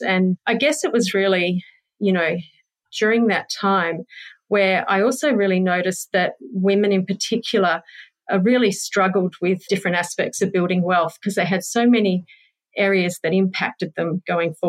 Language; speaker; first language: English; native; English